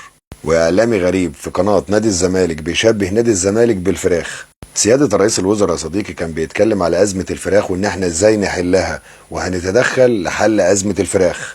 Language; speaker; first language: Arabic; native; Arabic